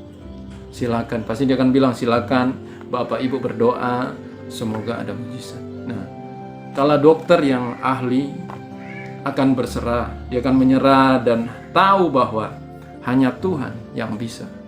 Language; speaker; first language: Indonesian; native; Indonesian